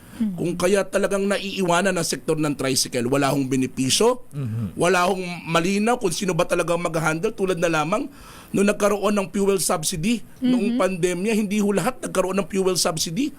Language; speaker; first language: Filipino; native; Filipino